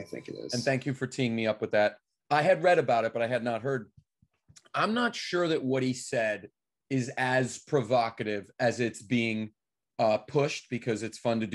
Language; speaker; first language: English; native; English